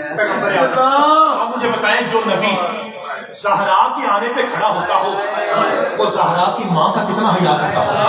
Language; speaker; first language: Urdu; non-native, local second language; Punjabi